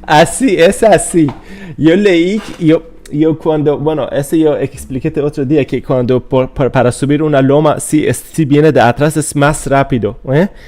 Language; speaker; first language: Spanish; non-native, fluent; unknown